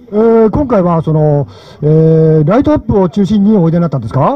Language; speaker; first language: Japanese; native; Japanese